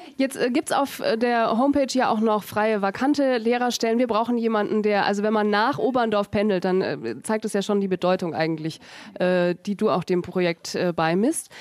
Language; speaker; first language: German; native; German